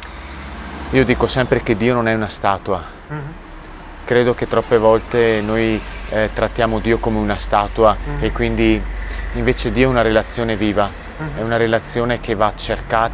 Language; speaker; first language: Italian; native; Italian